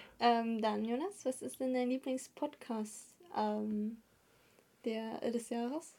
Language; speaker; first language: German; early bilingual, other home language; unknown